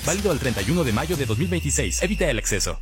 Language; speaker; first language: Spanish; native; Spanish